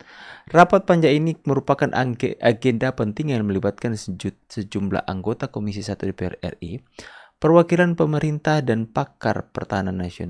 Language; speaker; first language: Indonesian; native; Indonesian